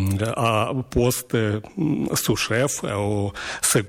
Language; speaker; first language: French; non-native, learner; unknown